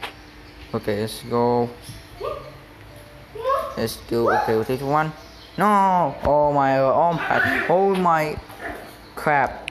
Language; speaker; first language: English; non-native, learner; Indonesian